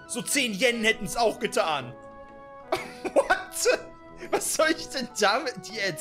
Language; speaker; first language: German; native; German